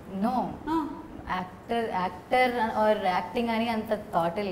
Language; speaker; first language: Telugu; non-native, learner; Malayalam